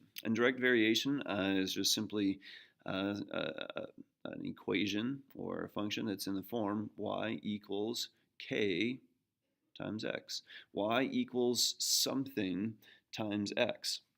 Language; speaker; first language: English; native; English